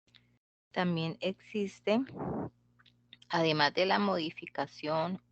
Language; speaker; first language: Spanish; native; Spanish